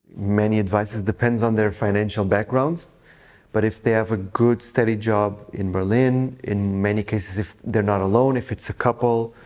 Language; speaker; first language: English; non-native, fluent; Portuguese